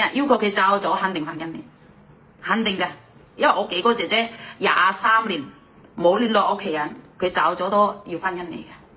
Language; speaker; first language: Cantonese; non-native, fluent; Indonesian